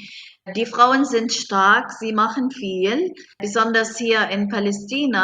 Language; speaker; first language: German; non-native, fluent; Arabic